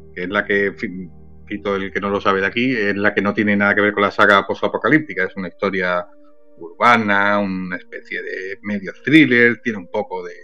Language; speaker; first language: Spanish; native; Spanish